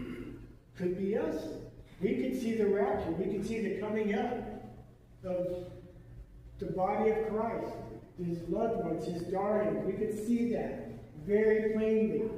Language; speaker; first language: English; native; English